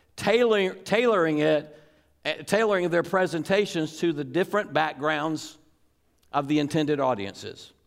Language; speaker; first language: English; native; English